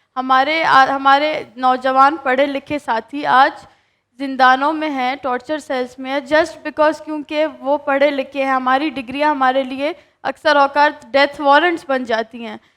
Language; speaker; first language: Urdu; non-native, local second language; Baluchi